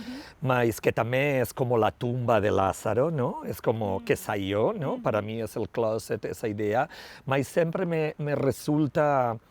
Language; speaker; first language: Portuguese; non-native, learner; Spanish